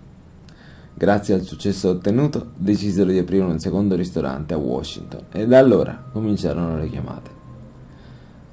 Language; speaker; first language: Italian; native; Italian